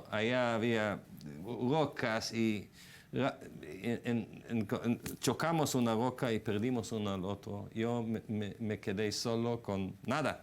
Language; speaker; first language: Spanish; non-native, fluent; Hebrew